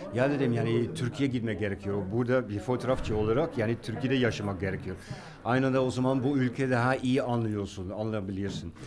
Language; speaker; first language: Turkish; non-native, fluent; Dutch